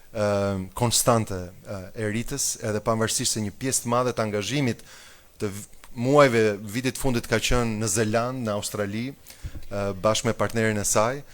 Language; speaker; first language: Albanian; native; Albanian